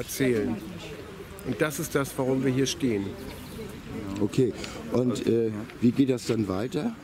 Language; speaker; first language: German; native; German